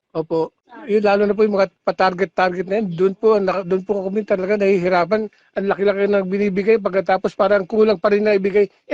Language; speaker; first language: Filipino; non-native, local second language; Aklanon